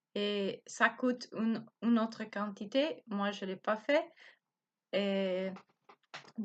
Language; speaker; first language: French; non-native, learner; Spanish